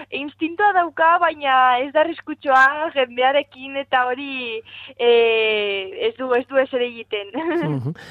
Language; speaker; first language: Basque; non-native, local second language; Spanish